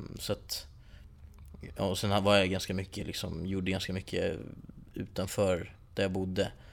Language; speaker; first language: Swedish; early bilingual, other home language; Persian